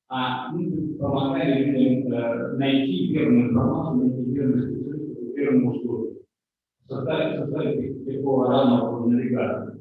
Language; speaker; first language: Russian; native; Russian